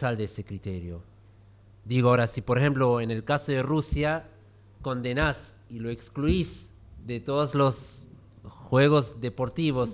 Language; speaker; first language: Spanish; non-native, fluent; German